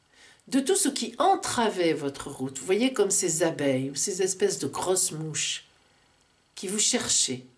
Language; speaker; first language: French; native; French